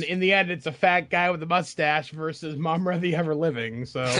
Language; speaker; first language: English; native; English